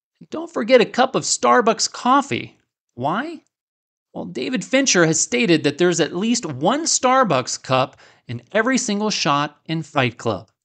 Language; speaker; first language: English; native; English